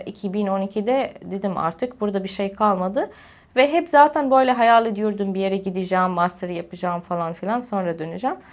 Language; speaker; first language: Turkish; non-native, fluent; Arabic